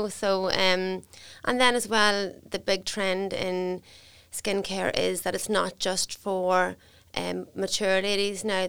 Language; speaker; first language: English; native; English